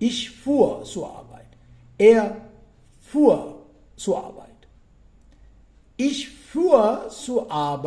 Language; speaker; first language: German; non-native, fluent; Sinhala